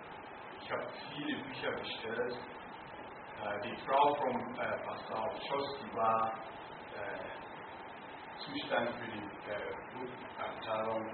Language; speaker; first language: German; non-native, learner; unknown